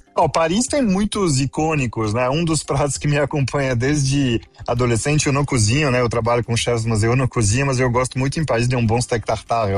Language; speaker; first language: Portuguese; non-native, fluent; French